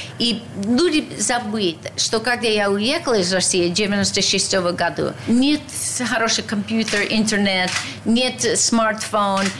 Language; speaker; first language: Russian; non-native, learner; English